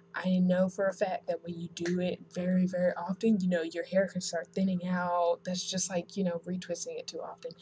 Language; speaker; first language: English; native; English